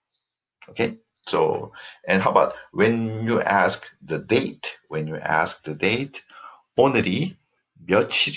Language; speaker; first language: English; non-native, fluent; Korean